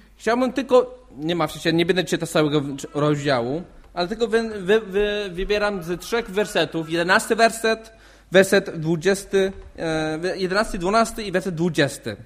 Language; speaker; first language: Polish; non-native, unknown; English